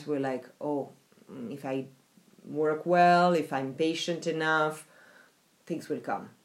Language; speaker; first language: English; non-native, fluent; French